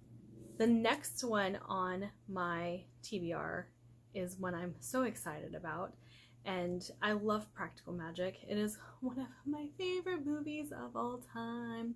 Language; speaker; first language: English; native; English